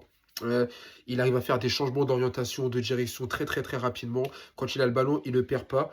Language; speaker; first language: French; native; French